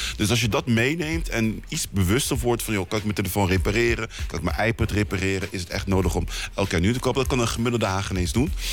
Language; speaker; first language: Dutch; early bilingual, other home language; Lingala